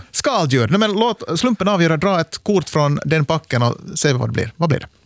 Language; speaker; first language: Swedish; native; Swedish